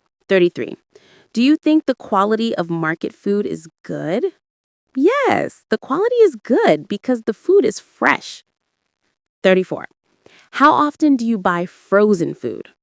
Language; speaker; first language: English; non-native, learner; Vietnamese